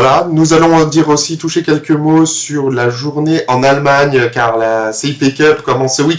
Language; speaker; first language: French; native; French